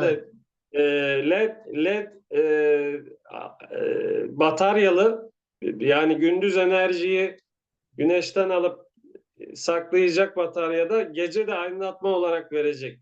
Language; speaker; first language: Turkish; native; Turkish